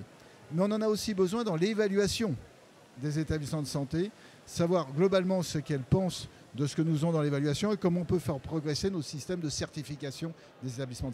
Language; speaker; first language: French; native; French